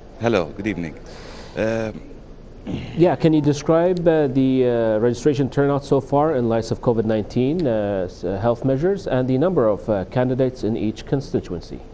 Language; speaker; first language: English; non-native, fluent; Arabic